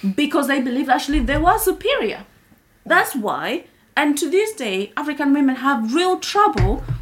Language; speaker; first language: English; non-native, local second language; Kikuyu